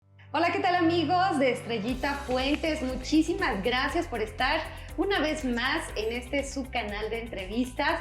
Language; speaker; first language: Spanish; native; Spanish